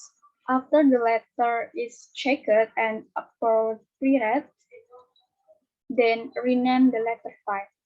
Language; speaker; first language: English; non-native, learner; Indonesian